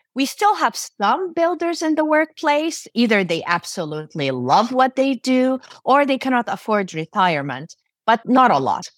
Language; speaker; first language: English; non-native, fluent; Arabic